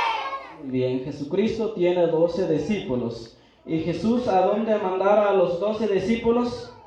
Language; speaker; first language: Spanish; non-native, local second language; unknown